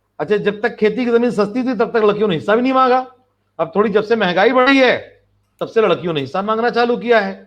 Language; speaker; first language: Hindi; native; Hindi